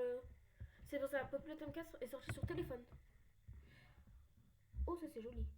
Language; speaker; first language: French; native; French